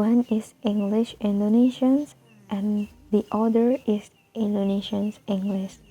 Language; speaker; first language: English; non-native, fluent; Indonesian